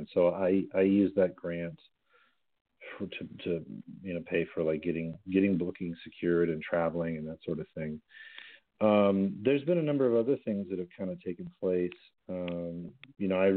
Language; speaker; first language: English; native; English